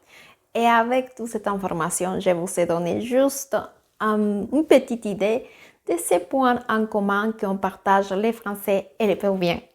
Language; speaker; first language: French; non-native, fluent; Spanish